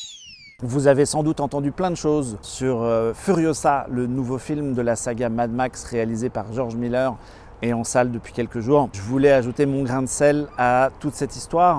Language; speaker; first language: French; native; French